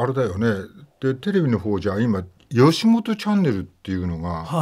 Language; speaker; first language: Japanese; native; Japanese